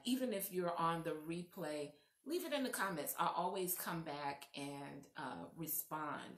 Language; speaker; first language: English; native; English